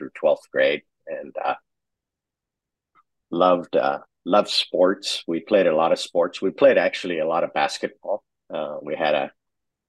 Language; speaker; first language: English; non-native, local second language; Urdu